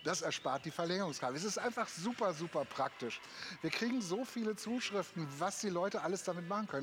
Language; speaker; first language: German; native; German